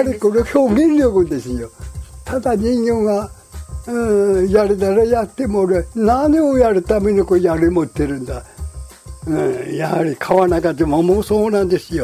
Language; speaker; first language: Japanese; native; Japanese